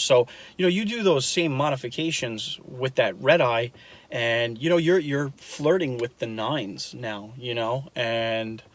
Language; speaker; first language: English; native; English